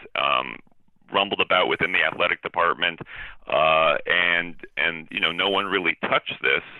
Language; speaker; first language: English; native; English